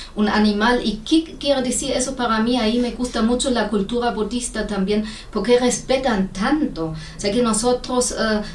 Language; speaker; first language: Spanish; non-native, fluent; German